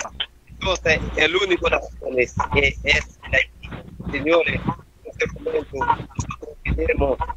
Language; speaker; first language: Spanish; non-native, learner; Haitian Creole